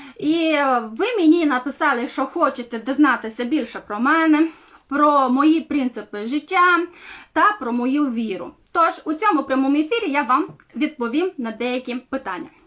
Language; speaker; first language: Ukrainian; non-native, local second language; Romanian